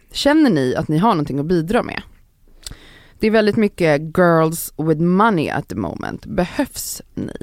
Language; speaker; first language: Swedish; early bilingual, other home language; Polish